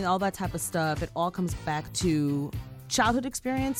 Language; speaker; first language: English; early bilingual, other home language; Spanish